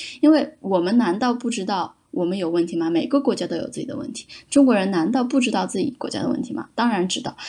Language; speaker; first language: Chinese; native; Chinese